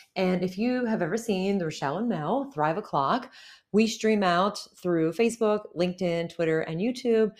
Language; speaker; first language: English; native; English